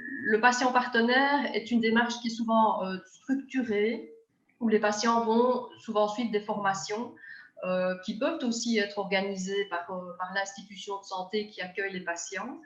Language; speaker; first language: French; native; French